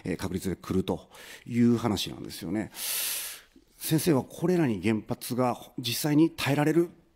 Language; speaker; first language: Japanese; native; Japanese